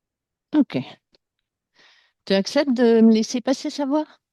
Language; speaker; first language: French; native; French